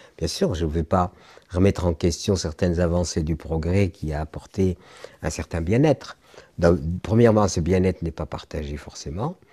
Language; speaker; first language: French; non-native, local second language; Arabic